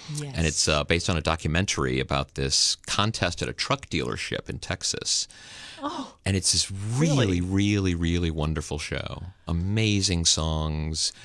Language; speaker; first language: English; native; English